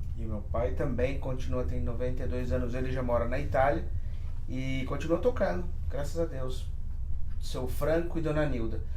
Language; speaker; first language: Portuguese; early bilingual, other home language; Spanish